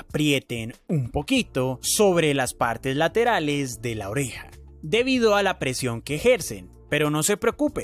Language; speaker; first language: Spanish; native; Spanish